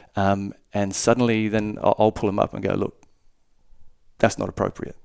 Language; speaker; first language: English; native; English